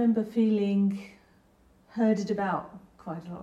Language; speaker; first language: English; native; English